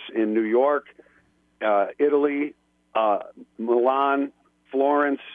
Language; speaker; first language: English; native; English